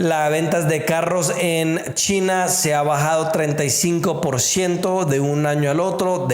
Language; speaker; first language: Spanish; native; Spanish